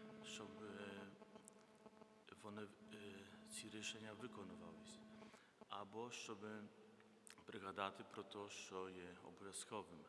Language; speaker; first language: Ukrainian; non-native, fluent; Polish